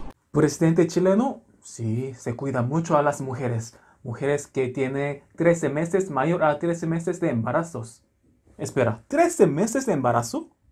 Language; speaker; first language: Spanish; non-native, learner; Korean